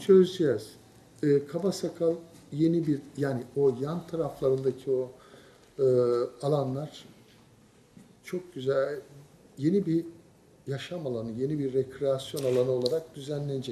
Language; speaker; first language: Turkish; native; Turkish